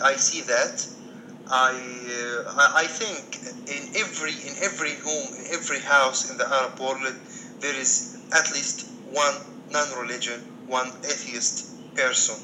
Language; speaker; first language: English; non-native, learner; Arabic